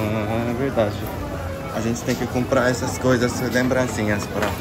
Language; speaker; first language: Portuguese; non-native, learner; Japanese